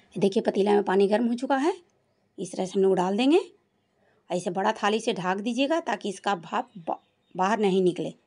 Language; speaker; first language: Hindi; native; Hindi